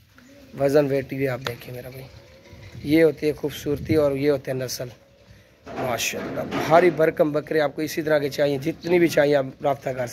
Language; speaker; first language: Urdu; non-native, local second language; Saraiki